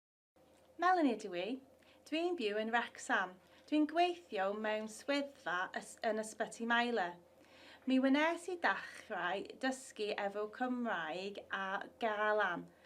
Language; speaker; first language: Welsh; non-native, learner; English